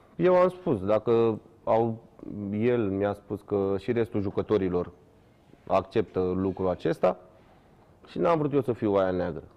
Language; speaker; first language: Romanian; native; Romanian